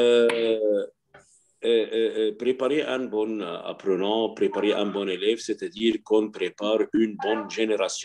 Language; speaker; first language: French; non-native, fluent; Arabic